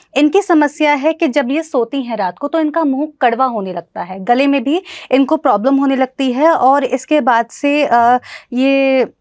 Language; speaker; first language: Hindi; native; Hindi